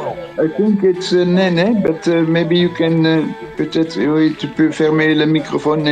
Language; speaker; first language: French; non-native, fluent; Dutch